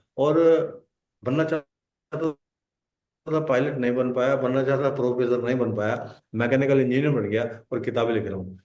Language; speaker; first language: Hindi; native; Hindi